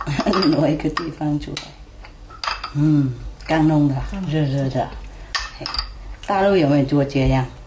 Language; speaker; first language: Chinese; non-native, fluent; Vietnamese